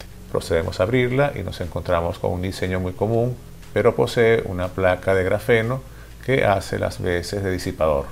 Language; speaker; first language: Spanish; native; Spanish